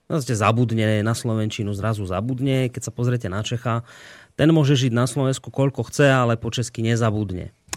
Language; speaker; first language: Slovak; native; Slovak